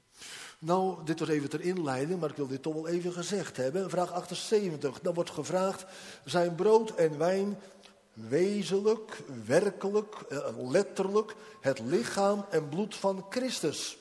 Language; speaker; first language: Dutch; native; Dutch